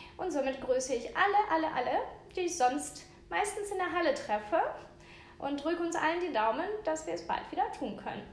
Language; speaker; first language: German; non-native, fluent; Russian